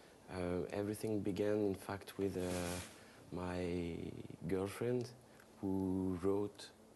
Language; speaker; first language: English; non-native, learner; French